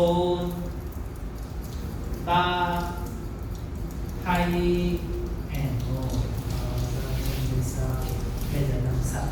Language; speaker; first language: Vietnamese; non-native, fluent; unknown